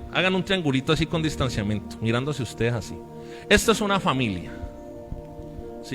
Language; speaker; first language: Spanish; native; Spanish